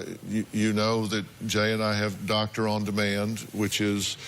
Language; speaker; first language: English; native; English